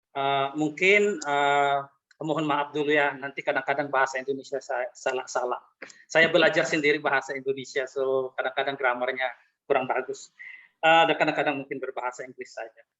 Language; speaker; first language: Indonesian; non-native, fluent; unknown